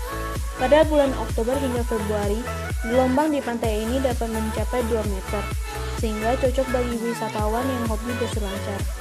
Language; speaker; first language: Indonesian; native; Indonesian